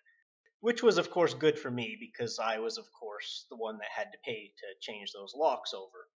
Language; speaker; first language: English; native; English